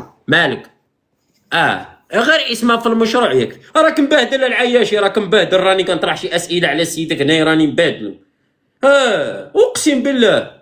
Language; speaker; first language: Arabic; native; Arabic